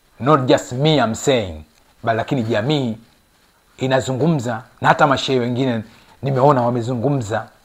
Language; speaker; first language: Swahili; native; Swahili